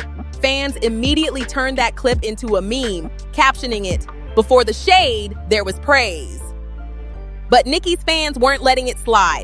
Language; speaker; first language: English; native; English